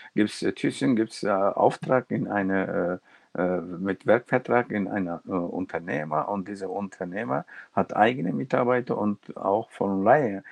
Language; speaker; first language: German; non-native, local second language; Turkish